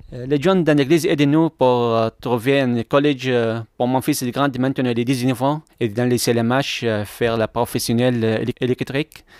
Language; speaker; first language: French; non-native, learner; Arabic